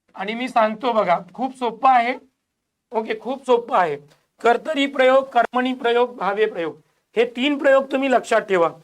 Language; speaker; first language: Marathi; non-native, local second language; Hindi